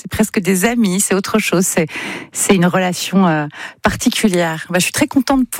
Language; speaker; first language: French; native; French